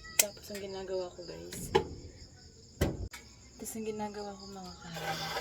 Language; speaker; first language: Filipino; native; Filipino